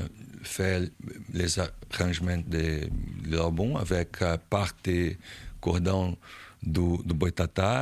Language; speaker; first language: French; non-native, learner; Portuguese